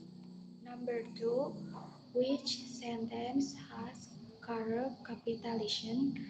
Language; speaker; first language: English; non-native, learner; Indonesian